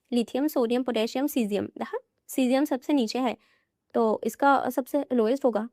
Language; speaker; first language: Hindi; non-native, local second language; Assamese